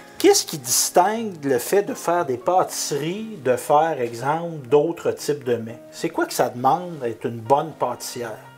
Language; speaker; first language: French; native; French